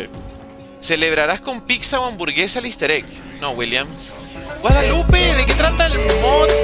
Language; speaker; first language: Spanish; native; Spanish